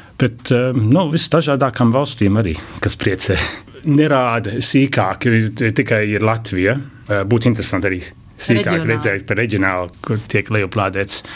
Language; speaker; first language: Latvian; early bilingual, heritage; Latvian